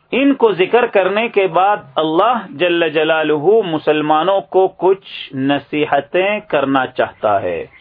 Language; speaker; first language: Urdu; native; Urdu